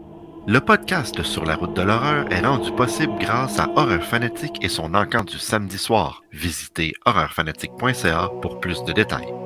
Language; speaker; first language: French; native; French